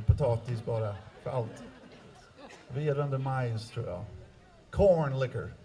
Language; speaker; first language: Swedish; non-native, fluent; English